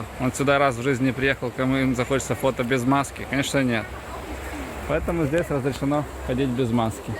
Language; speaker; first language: Russian; native; Russian